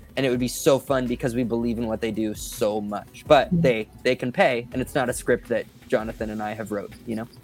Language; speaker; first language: English; native; English